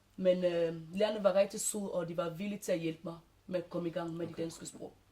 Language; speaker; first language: Danish; early bilingual, other home language; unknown